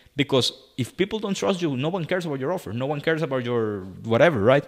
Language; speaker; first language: English; non-native, fluent; Spanish